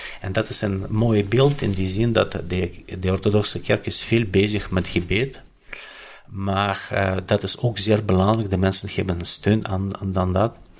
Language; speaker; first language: Dutch; non-native, fluent; Ukrainian